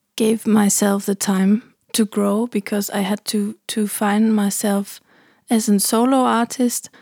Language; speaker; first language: English; non-native, fluent; German